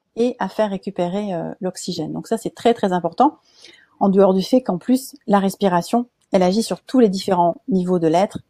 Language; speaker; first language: French; native; French